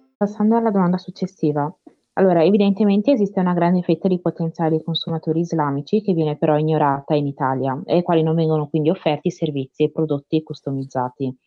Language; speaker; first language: Italian; early bilingual, other home language; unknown